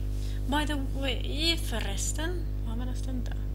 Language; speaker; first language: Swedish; non-native, learner; German